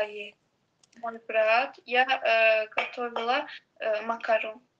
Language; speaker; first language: Russian; non-native, learner; Azerbaijani